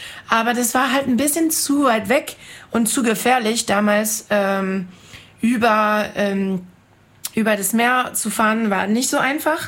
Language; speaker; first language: German; non-native, fluent; French